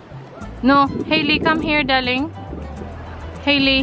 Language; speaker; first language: English; non-native, local second language; Filipino